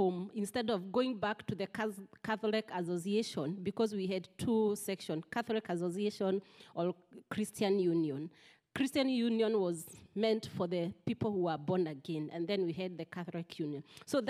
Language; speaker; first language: English; non-native, local second language; Kikuyu